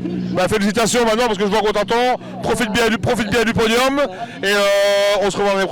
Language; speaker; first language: French; native; French